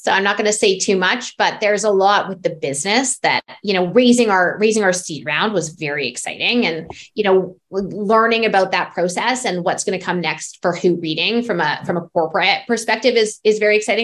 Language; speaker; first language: English; native; English